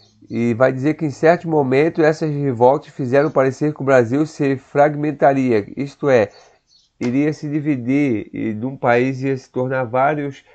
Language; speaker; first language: Portuguese; native; Portuguese